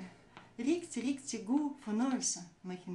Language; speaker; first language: Danish; non-native, fluent; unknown